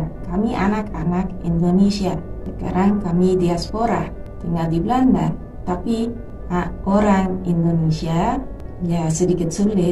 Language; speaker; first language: Indonesian; early bilingual, heritage; Dutch